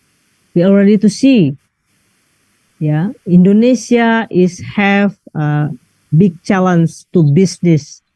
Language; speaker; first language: English; non-native, learner; Indonesian